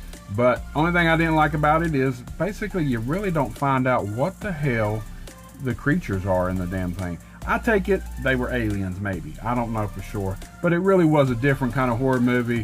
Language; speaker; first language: English; native; English